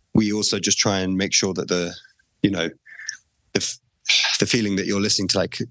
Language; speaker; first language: English; native; English